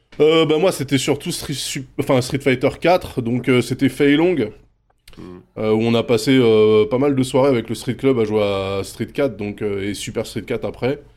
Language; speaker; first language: French; native; French